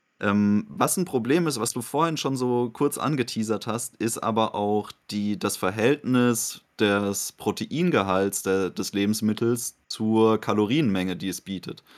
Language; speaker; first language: German; native; German